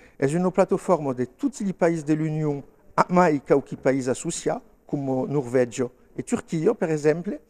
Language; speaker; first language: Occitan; non-native, local second language; French